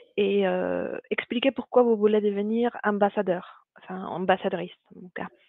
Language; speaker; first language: French; non-native, fluent; Spanish